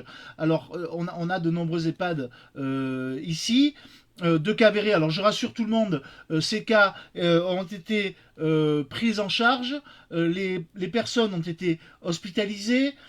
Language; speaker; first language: French; native; French